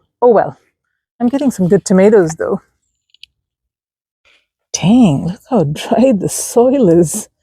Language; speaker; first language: English; native; English